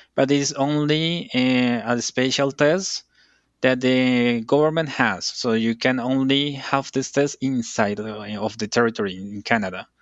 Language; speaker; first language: English; non-native, fluent; Spanish